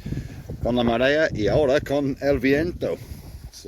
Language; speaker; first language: Spanish; non-native, learner; English